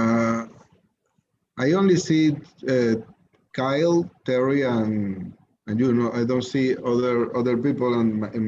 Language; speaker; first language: English; non-native, learner; Spanish